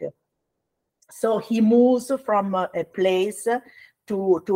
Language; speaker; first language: English; non-native, learner; Italian